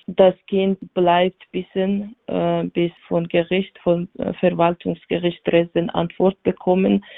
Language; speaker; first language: German; non-native, learner; Georgian